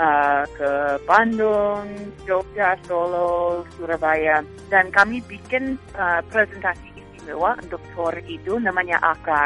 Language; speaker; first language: Indonesian; non-native, fluent; English